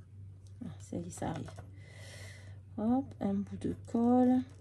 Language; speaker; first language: French; native; French